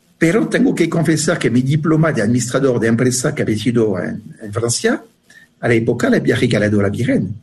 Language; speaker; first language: Spanish; non-native, fluent; French